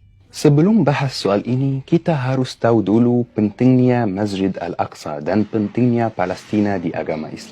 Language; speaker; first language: Indonesian; non-native, fluent; Arabic